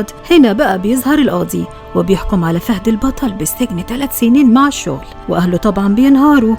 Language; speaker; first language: Arabic; native; Arabic